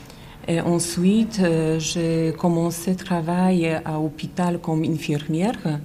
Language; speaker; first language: French; non-native, learner; Polish